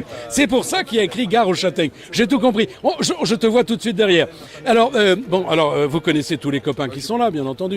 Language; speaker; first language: French; native; French